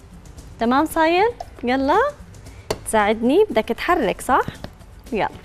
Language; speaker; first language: Arabic; native; Arabic